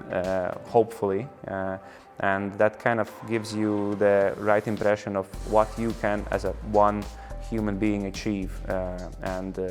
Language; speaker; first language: English; non-native, fluent; Latvian